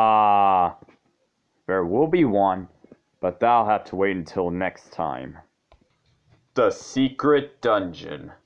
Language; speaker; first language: English; native; English